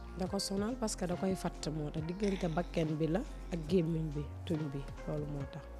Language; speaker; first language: Wolof; non-native, local second language; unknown